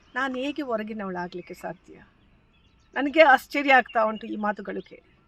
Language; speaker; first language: Kannada; non-native, local second language; Konkani